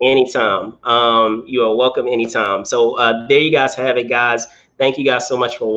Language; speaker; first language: English; native; English